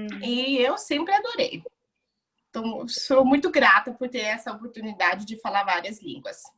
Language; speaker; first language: Portuguese; early bilingual, heritage; Portuguese